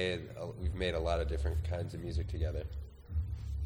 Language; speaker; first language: English; native; English